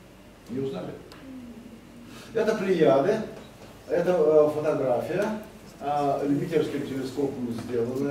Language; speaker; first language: Russian; native; Russian